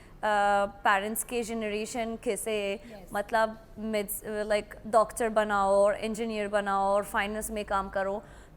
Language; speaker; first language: Hindi; non-native, learner; Arabic